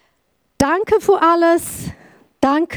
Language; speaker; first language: German; non-native, learner; Kurdish